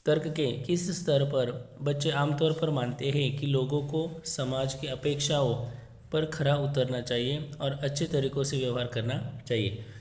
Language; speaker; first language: Hindi; non-native, local second language; Marathi